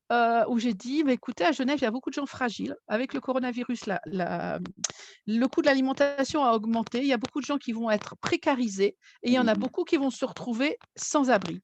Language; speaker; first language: French; native; French